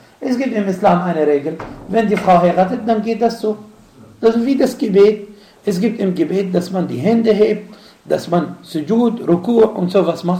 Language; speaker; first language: German; non-native, fluent; Arabic